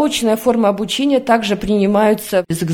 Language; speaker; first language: Russian; native; Russian